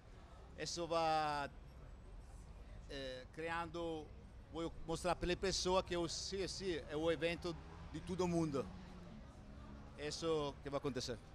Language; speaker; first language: Portuguese; non-native, fluent; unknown